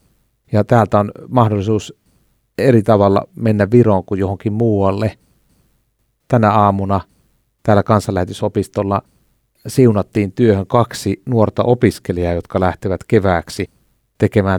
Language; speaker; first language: Finnish; native; Finnish